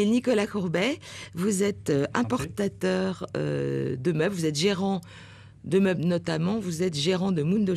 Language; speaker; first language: French; native; French